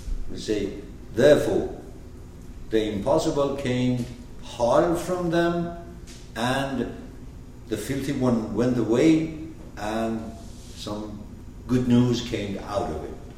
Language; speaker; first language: English; non-native, fluent; Persian